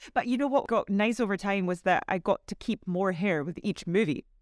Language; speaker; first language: English; native; English